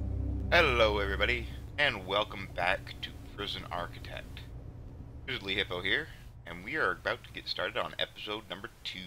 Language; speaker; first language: English; native; English